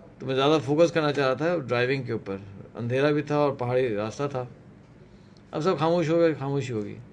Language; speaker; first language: Urdu; native; Urdu